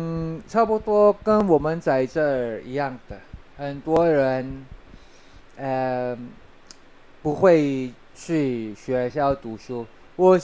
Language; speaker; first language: Chinese; non-native, learner; Filipino